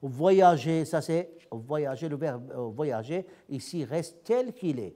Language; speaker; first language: French; non-native, fluent; Arabic